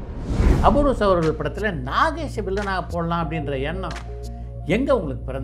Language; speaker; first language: Tamil; native; Tamil